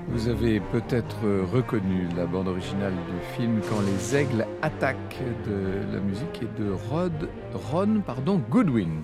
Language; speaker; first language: French; native; French